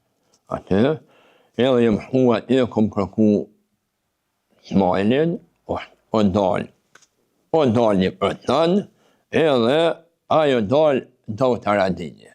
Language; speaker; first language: Albanian; native; Albanian